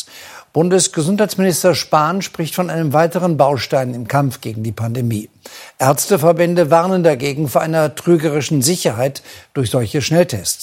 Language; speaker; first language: German; native; German